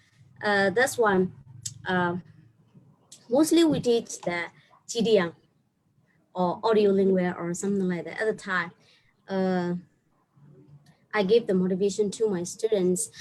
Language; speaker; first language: English; non-native, learner; Burmese